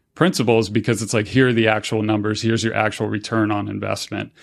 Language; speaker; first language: English; native; English